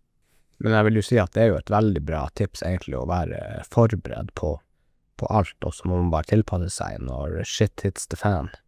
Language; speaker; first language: Norwegian; native; Norwegian